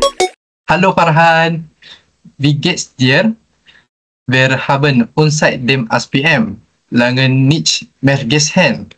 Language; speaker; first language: German; non-native, learner; Malay